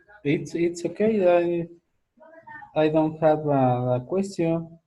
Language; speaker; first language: English; non-native, learner; Spanish